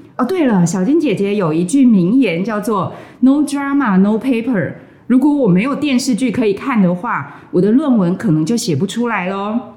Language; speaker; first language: Chinese; native; Chinese